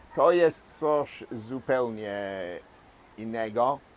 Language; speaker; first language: Polish; non-native, fluent; English